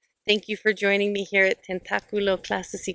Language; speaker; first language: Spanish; non-native, fluent; English